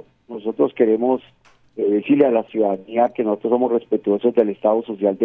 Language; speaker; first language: Spanish; native; Spanish